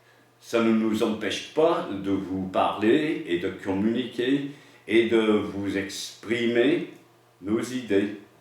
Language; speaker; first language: French; non-native, fluent; English